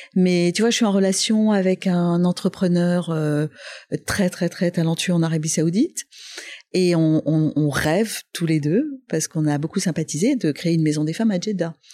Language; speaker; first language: French; non-native, local second language; Arabic